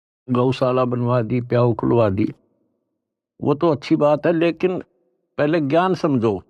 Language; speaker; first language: Hindi; native; Hindi